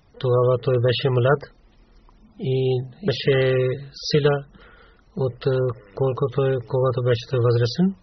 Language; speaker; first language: Bulgarian; non-native, learner; Urdu